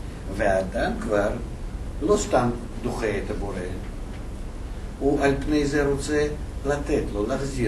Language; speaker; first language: Hebrew; non-native, fluent; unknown